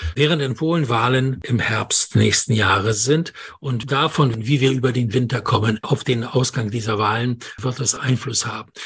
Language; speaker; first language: German; non-native, fluent; Polish